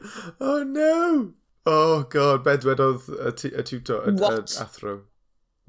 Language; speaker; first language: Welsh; non-native, local second language; English